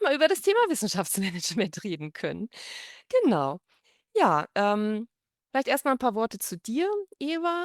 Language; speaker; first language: German; native; German